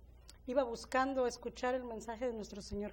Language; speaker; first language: Spanish; native; Spanish